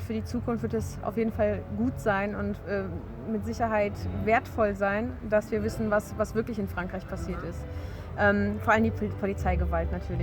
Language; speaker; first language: German; native; German